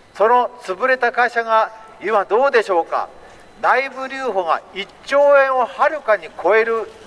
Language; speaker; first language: Japanese; native; Japanese